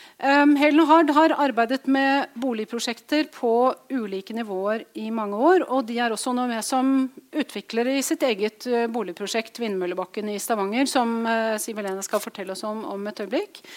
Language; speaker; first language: Norwegian; native; Norwegian